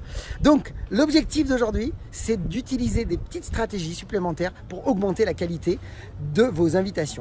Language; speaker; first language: French; native; French